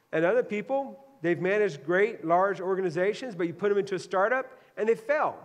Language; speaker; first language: English; native; English